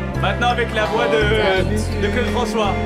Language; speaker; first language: French; native; French